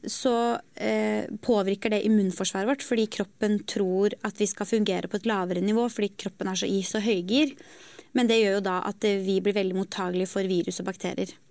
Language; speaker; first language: Norwegian; native; Norwegian